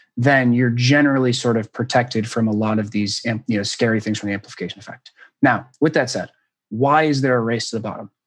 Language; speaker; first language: English; native; English